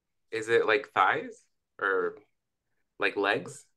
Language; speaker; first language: English; early bilingual, other home language; Spanish